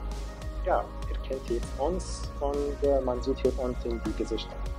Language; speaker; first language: German; non-native, fluent; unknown